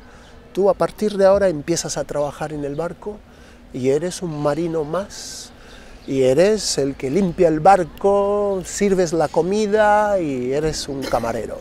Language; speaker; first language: Spanish; non-native, fluent; Krio